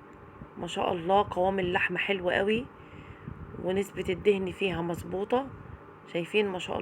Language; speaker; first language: Arabic; native; Arabic